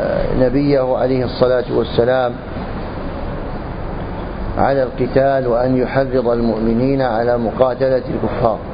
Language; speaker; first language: Arabic; native; Arabic